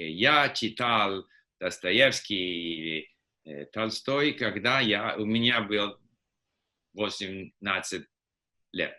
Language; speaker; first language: Russian; non-native, fluent; English